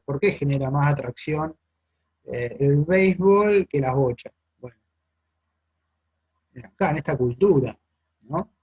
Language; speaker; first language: Spanish; native; Spanish